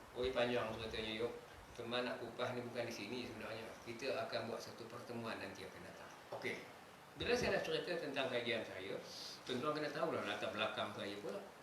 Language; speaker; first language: Malay; native; Malay